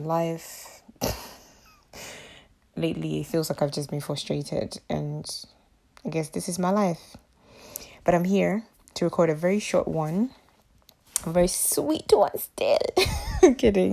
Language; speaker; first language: English; non-native, local second language; Akan